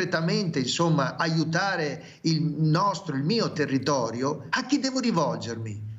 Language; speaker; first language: Italian; native; Italian